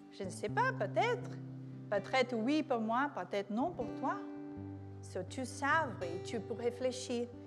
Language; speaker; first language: French; non-native, learner; Portuguese